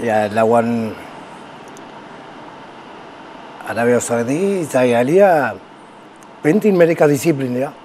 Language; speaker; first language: Indonesian; non-native, fluent; Spanish